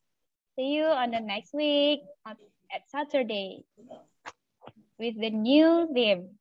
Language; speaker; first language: English; non-native, learner; Malay